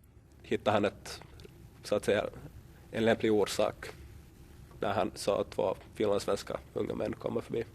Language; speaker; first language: Swedish; native; Swedish